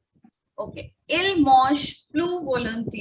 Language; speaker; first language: French; non-native, fluent; Hindi